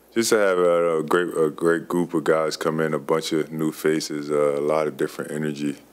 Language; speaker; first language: English; native; English